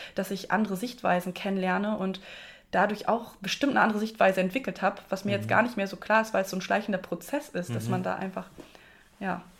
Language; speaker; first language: German; native; German